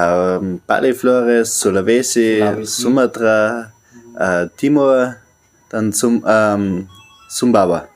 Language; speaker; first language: Indonesian; non-native, learner; German